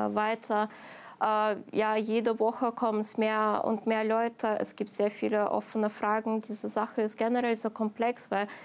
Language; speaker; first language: German; non-native, fluent; Ukrainian